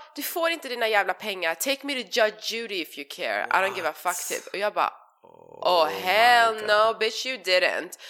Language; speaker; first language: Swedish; early bilingual, other home language; Persian